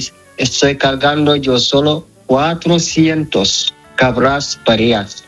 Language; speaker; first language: Spanish; non-native, learner; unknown